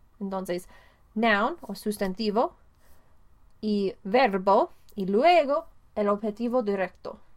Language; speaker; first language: Spanish; non-native, fluent; English